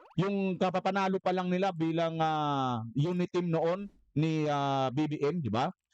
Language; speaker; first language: Filipino; non-native, local second language; Waray